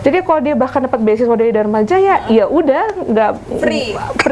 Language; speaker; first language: Indonesian; native; Indonesian